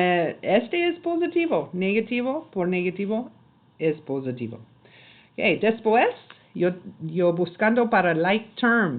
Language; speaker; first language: Spanish; non-native, learner; English